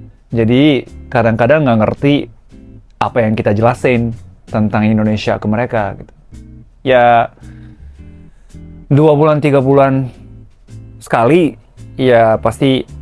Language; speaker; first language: Indonesian; non-native, fluent; Japanese